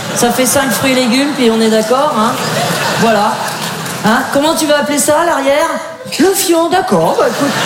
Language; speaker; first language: French; native; French